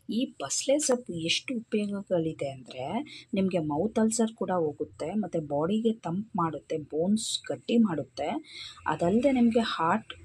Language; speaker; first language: Kannada; native; Kannada